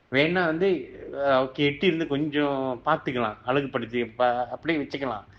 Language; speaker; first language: Tamil; early bilingual, heritage; Tamil